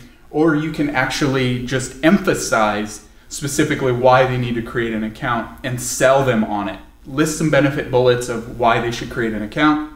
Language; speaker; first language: English; native; English